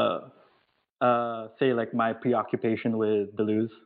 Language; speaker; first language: English; non-native, local second language; Filipino